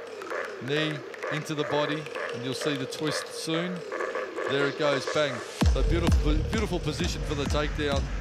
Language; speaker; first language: English; native; English